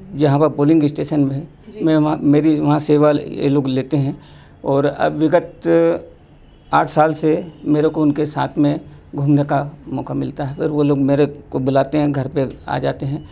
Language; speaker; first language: Hindi; native; Hindi